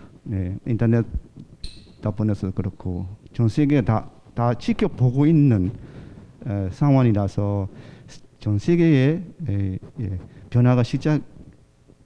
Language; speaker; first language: Korean; non-native, fluent; Burmese